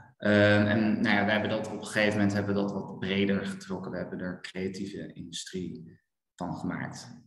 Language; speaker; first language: Dutch; native; Dutch